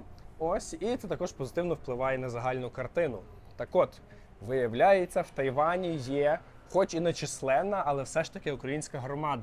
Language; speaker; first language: Ukrainian; native; Ukrainian